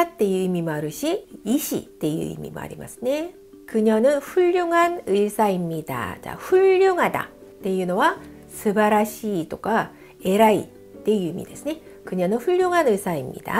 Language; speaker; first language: Japanese; non-native, fluent; Korean